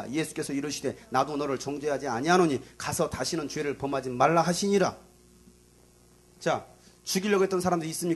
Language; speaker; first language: Korean; native; Korean